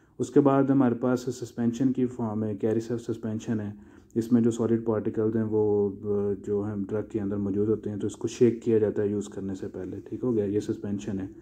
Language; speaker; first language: Urdu; non-native, local second language; Punjabi